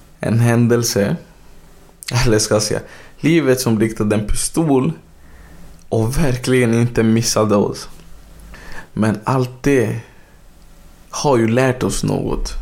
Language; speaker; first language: Swedish; early bilingual, other home language; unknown